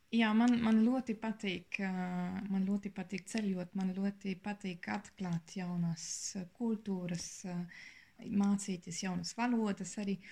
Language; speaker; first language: Latvian; non-native, learner; German